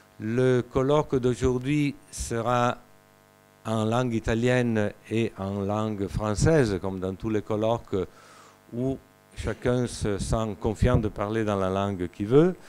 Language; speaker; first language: French; non-native, fluent; Italian